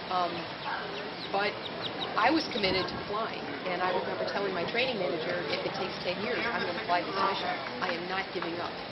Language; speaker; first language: English; native; English